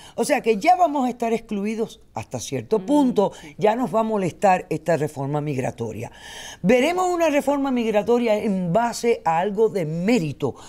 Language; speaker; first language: Spanish; early bilingual, heritage; Spanish